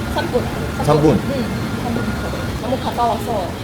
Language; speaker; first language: Korean; non-native, learner; Chinese